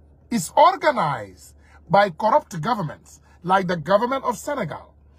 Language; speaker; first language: English; non-native, fluent; Wolof